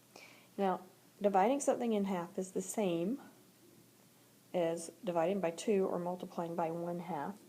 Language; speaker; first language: English; native; English